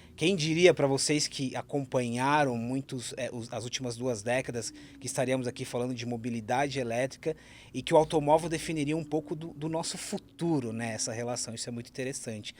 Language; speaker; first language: Portuguese; native; Portuguese